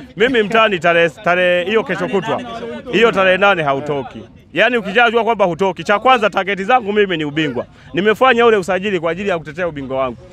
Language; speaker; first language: Swahili; native; Swahili